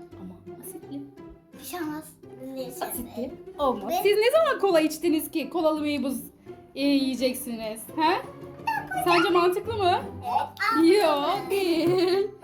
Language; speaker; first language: Turkish; native; Turkish